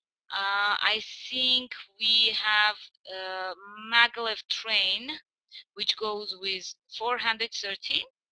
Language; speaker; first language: English; non-native, fluent; Armenian